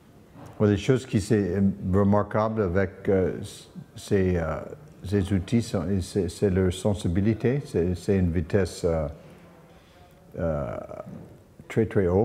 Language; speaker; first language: French; non-native, fluent; English